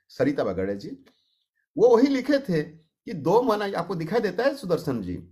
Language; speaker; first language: Hindi; non-native, local second language; Odia